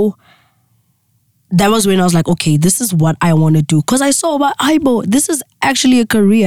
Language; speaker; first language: English; non-native, local second language; Xhosa